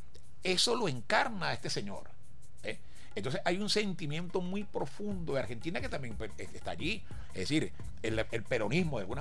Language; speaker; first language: Spanish; native; Spanish